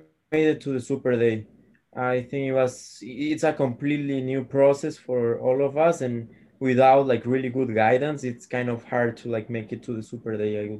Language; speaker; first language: English; non-native, fluent; Spanish